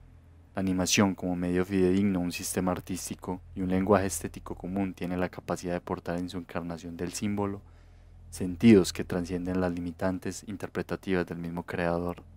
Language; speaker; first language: Spanish; native; Spanish